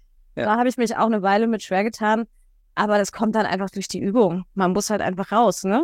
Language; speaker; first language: German; native; German